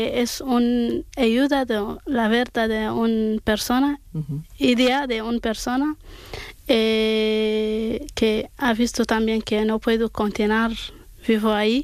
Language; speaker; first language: Spanish; non-native, learner; Arabic